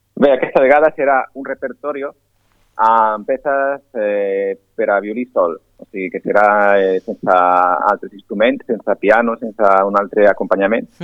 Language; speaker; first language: Catalan; non-native, local second language; Galician